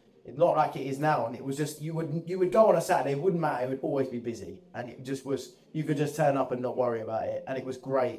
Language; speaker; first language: English; native; English